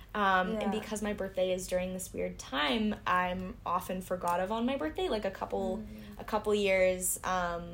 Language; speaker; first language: English; native; English